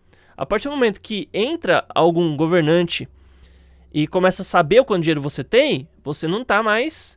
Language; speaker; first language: Portuguese; native; Portuguese